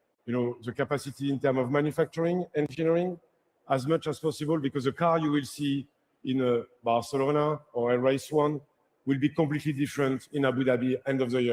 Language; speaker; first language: English; non-native, fluent; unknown